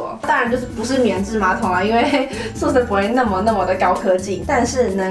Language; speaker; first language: Chinese; native; Chinese